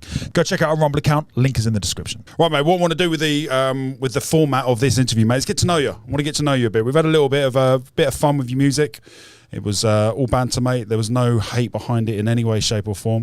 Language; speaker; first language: English; native; English